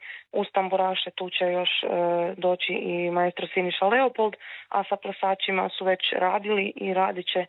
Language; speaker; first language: Serbian; native; Serbian